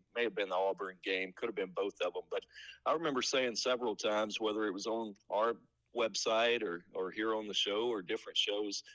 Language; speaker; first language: English; native; English